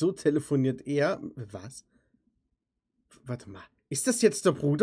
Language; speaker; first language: German; native; German